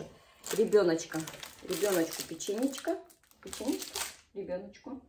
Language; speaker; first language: Russian; native; Russian